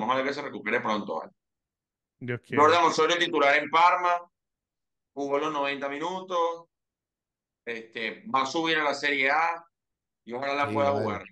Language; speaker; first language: Spanish; native; Spanish